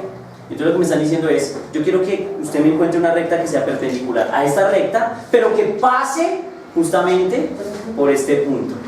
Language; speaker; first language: Spanish; native; Spanish